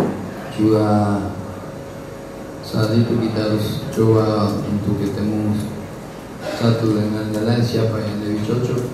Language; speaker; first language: Indonesian; non-native, learner; Spanish